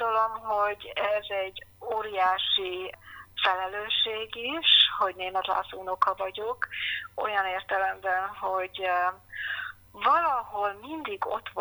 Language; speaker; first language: Hungarian; non-native, fluent; English